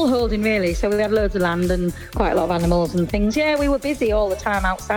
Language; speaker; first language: English; native; English